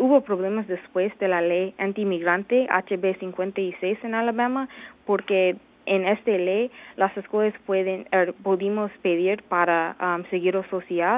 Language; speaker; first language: Spanish; non-native, learner; English